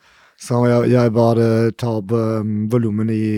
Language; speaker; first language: Norwegian; non-native, learner; German